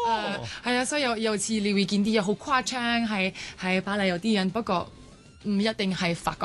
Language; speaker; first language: Cantonese; early bilingual, other home language; French